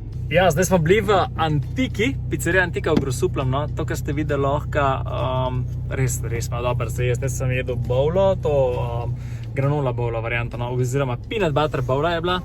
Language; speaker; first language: Slovenian; native; Slovenian